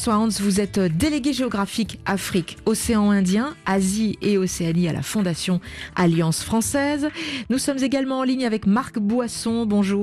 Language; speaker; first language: French; native; French